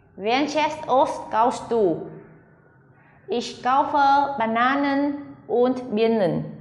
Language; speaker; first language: German; non-native, fluent; Vietnamese